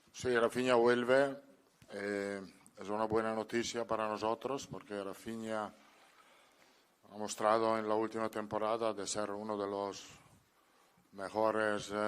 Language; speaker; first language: Spanish; non-native, fluent; Italian